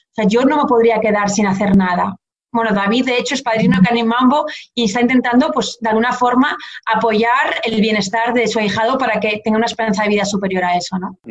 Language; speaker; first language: Spanish; early bilingual, heritage; Portuguese